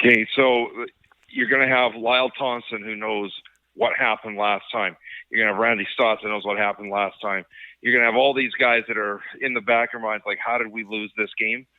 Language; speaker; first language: English; native; English